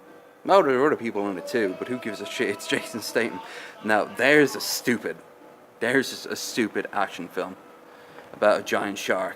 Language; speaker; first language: English; native; English